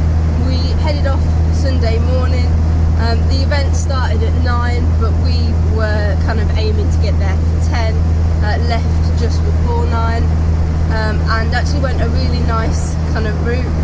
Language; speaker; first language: English; native; English